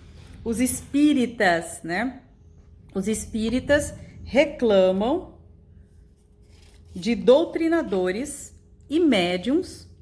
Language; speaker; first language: Portuguese; native; Portuguese